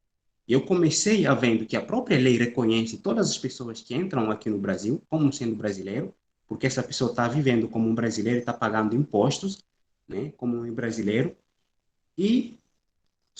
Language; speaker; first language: Portuguese; non-native, local second language; Upper Guinea Crioulo